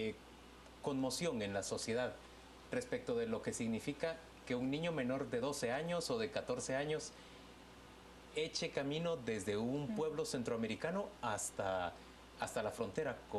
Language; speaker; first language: Spanish; native; Spanish